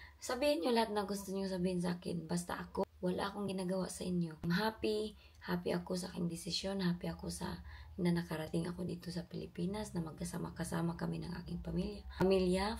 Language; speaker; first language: Filipino; non-native, local second language; Cebuano